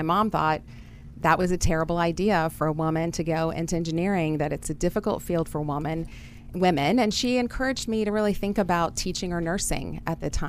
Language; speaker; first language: English; early bilingual, other home language; German